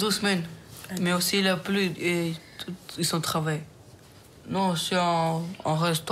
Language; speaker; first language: French; early bilingual, other home language; Romanian